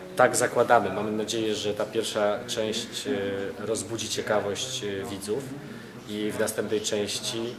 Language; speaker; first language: Polish; native; Polish